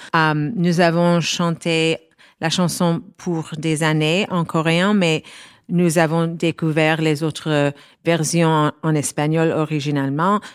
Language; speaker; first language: French; non-native, learner; English